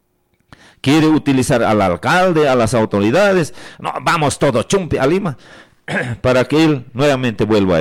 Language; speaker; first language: Spanish; native; Spanish